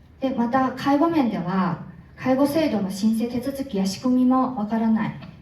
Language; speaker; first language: Japanese; non-native, fluent; Korean